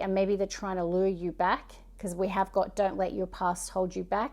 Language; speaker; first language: English; native; English